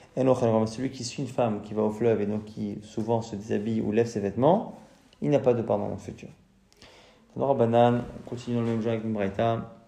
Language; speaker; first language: French; native; French